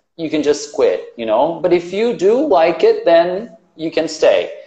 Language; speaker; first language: English; non-native, fluent; Portuguese